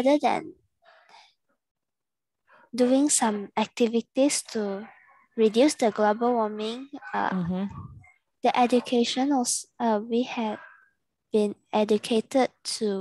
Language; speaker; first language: English; non-native, learner; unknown